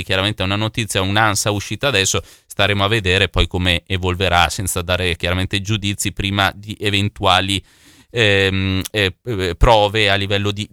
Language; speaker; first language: Italian; native; Italian